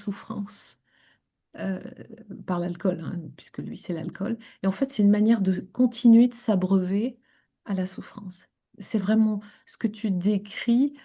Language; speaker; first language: French; native; French